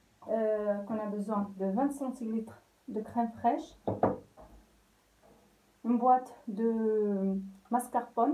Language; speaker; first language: French; non-native, local second language; Arabic